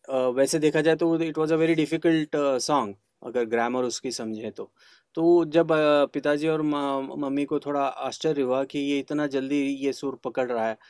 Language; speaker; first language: Hindi; non-native, local second language; Kannada